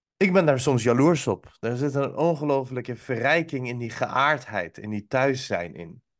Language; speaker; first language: Dutch; early bilingual, other home language; Persian